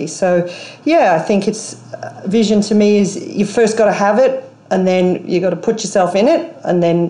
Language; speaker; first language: English; native; English